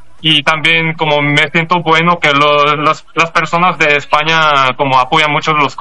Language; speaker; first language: Spanish; non-native, fluent; Korean